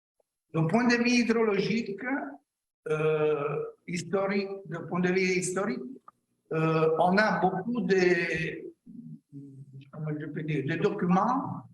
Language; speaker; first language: French; non-native, learner; Italian